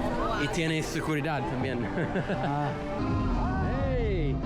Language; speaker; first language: Spanish; non-native, learner; English